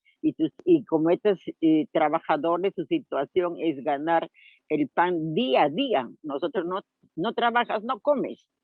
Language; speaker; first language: Spanish; native; Spanish